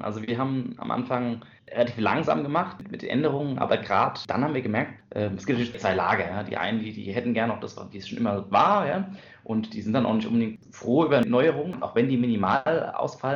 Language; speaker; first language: German; native; German